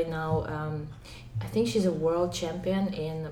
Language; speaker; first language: English; non-native, fluent; Ukrainian